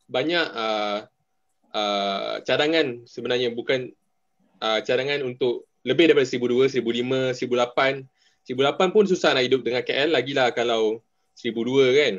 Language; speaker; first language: Malay; native; Malay